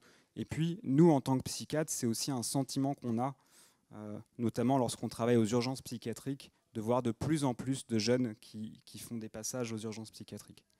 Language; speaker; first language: French; native; French